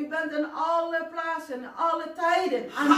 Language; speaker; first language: Dutch; non-native, fluent; Indonesian